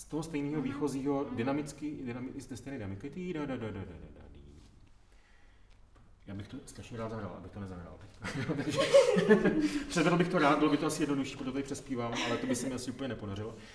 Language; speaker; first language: Czech; native; Czech